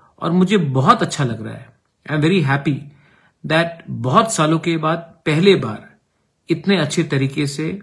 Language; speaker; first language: Hindi; non-native, local second language; Kok Borok